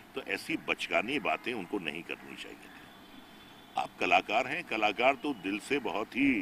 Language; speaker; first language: Hindi; native; Hindi